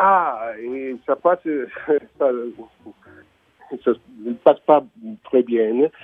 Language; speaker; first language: French; non-native, learner; Italian